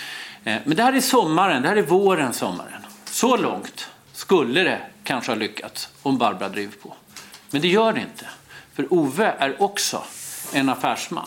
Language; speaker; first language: Swedish; native; Swedish